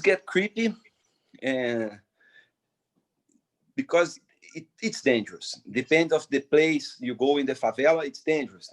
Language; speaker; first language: English; non-native, fluent; Portuguese